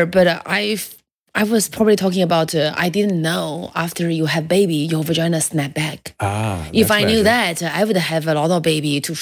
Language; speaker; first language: English; non-native, fluent; Chinese